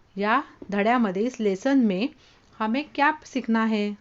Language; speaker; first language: Hindi; non-native, local second language; Marathi